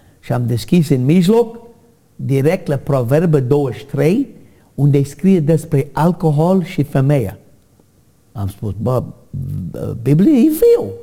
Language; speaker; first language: Romanian; non-native, learner; English